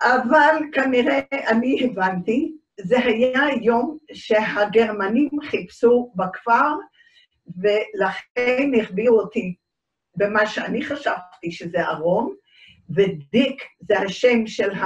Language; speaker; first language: Hebrew; early bilingual, other home language; Dutch